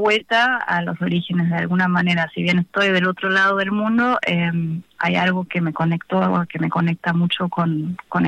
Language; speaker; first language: Spanish; non-native, fluent; German